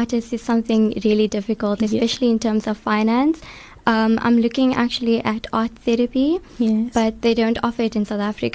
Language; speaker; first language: English; native; English